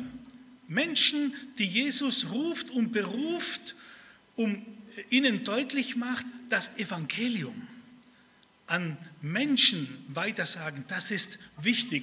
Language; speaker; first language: German; early bilingual, other home language; Spanish